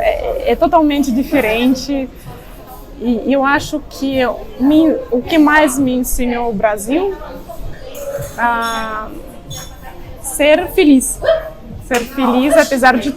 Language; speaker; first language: Portuguese; non-native, fluent; Russian